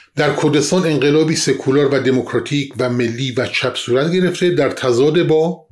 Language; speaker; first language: Persian; non-native, local second language; Kurdish